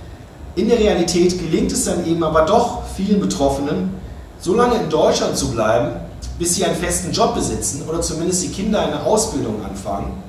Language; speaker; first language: German; native; German